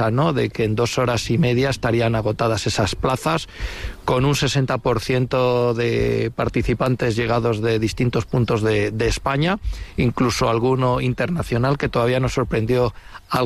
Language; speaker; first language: Spanish; native; Spanish